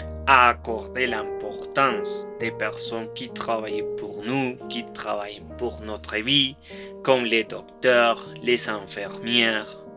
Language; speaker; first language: French; non-native, learner; Spanish